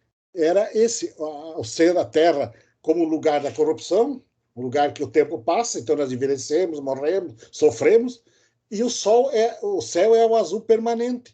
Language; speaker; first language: Portuguese; native; Portuguese